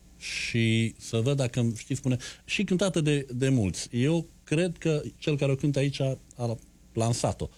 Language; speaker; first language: Romanian; native; Romanian